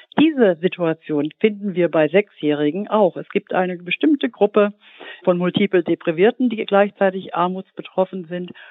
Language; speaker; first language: German; native; German